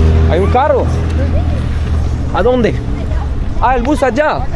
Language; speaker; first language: Spanish; non-native, learner; French